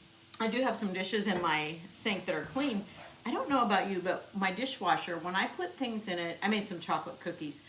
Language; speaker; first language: English; native; English